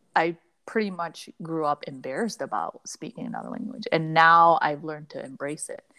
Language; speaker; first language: English; early bilingual, other home language; Cantonese